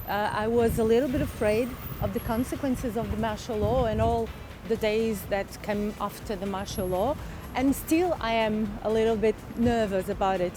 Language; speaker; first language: English; non-native, fluent; Portuguese